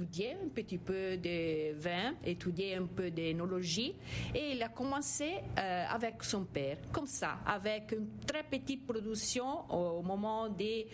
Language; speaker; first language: French; non-native, fluent; Italian